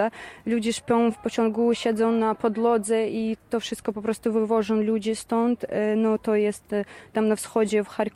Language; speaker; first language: Polish; non-native, fluent; Ukrainian